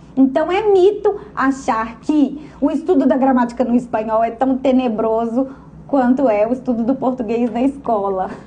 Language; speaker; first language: Portuguese; native; Portuguese